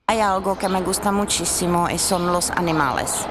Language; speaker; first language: Spanish; non-native, fluent; Czech